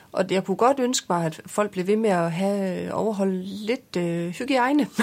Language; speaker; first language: Danish; native; Danish